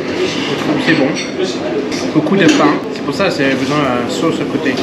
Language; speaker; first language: French; non-native, learner; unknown